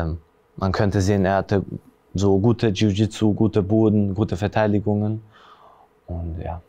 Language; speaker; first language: German; early bilingual, other home language; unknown